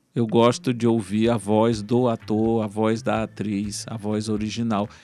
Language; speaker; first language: Portuguese; native; Portuguese